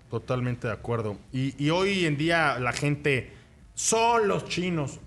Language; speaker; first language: Spanish; native; Spanish